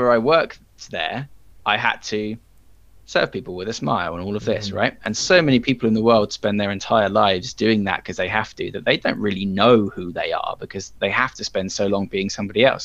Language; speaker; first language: English; native; English